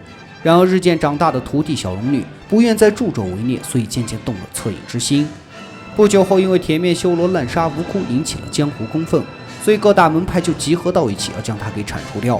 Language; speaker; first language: Chinese; native; Chinese